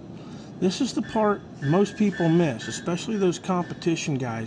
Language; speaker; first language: English; native; English